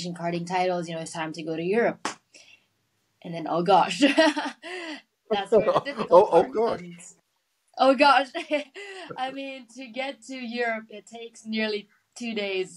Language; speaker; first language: English; non-native, local second language; Filipino